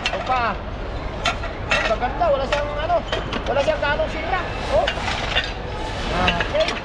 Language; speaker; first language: Filipino; native; Filipino